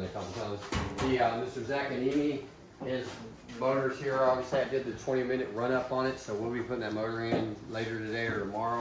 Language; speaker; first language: English; native; English